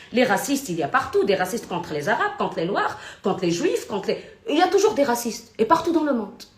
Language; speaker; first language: French; non-native, local second language; Arabic